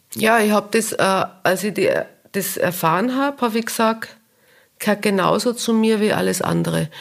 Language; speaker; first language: German; native; German